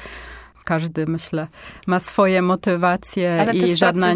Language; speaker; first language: Polish; native; Polish